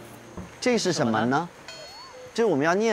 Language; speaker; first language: Chinese; native; Chinese